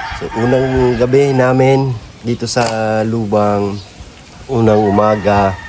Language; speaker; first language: Filipino; non-native, local second language; Cebuano